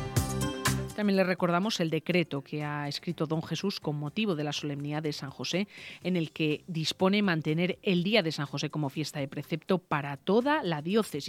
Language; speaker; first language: Spanish; native; Spanish